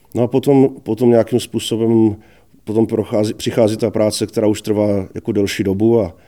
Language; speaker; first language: Czech; native; Czech